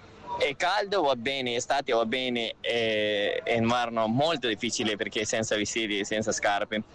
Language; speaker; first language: Italian; non-native, learner; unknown